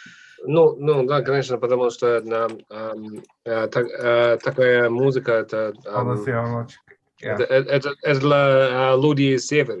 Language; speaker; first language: Russian; non-native, fluent; English